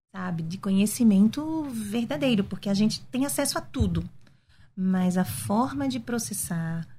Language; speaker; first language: Portuguese; native; Portuguese